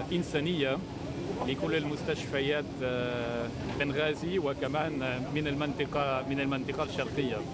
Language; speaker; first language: Arabic; non-native, fluent; French